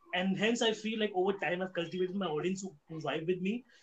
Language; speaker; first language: English; non-native, local second language; Hindi